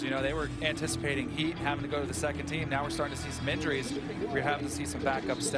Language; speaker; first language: English; native; English